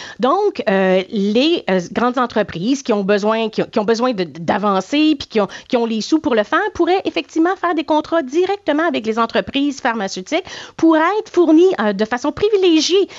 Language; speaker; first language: French; native; French